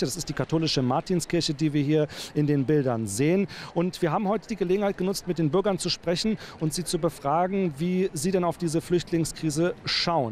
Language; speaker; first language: German; native; German